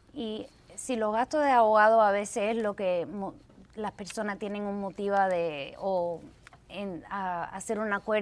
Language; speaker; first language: Spanish; early bilingual, heritage; Spanish